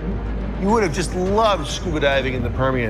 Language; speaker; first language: English; native; English